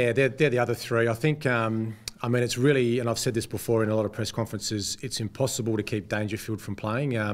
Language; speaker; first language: English; native; English